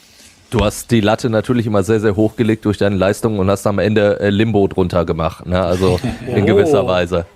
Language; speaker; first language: German; native; German